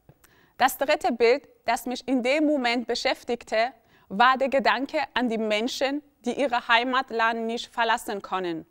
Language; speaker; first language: German; early bilingual, other home language; Persian